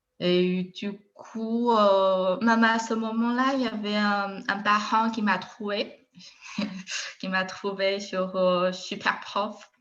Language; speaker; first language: French; non-native, fluent; Chinese